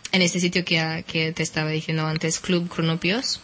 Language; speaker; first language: Spanish; non-native, fluent; English